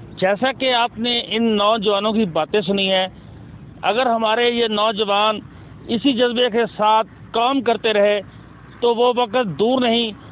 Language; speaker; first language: Urdu; non-native, local second language; Punjabi